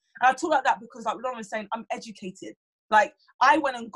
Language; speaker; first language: English; native; English